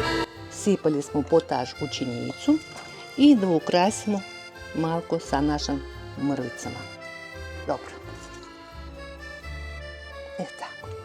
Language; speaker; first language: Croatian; non-native, fluent; Russian